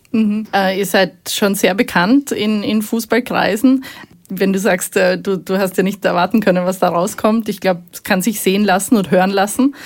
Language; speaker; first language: German; native; German